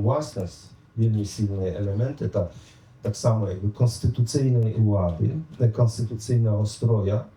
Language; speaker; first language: Polish; non-native, learner; Belarusian